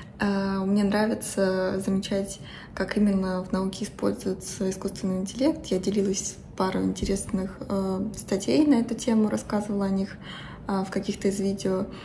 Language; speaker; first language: Russian; native; Russian